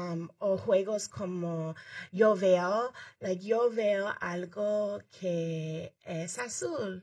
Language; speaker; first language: Spanish; early bilingual, heritage; Spanish